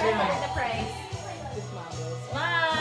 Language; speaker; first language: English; non-native, local second language; Filipino